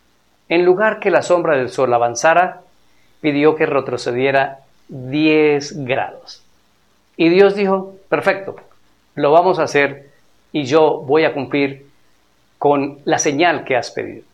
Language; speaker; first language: Spanish; native; Spanish